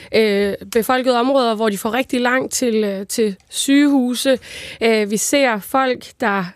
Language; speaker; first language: Danish; native; Danish